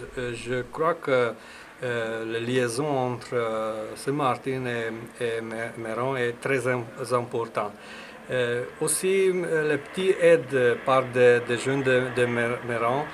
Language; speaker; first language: French; non-native, learner; Hungarian